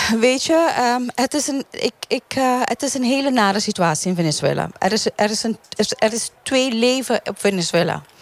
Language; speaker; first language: Dutch; non-native, local second language; Papiamento